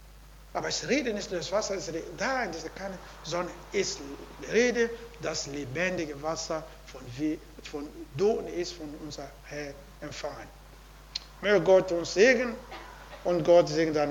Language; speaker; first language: German; non-native, learner; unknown